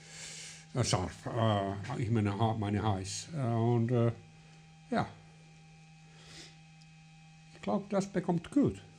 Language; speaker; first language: German; non-native, learner; Finnish